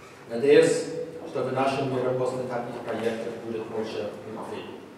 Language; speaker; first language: Russian; non-native, fluent; English